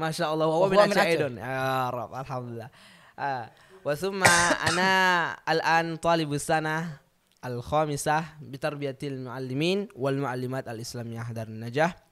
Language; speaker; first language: Arabic; non-native, learner; Indonesian